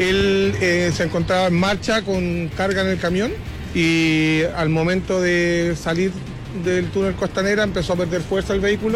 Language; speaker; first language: Spanish; native; Spanish